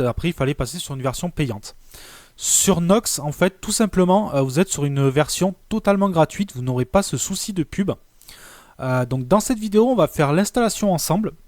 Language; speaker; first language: French; native; French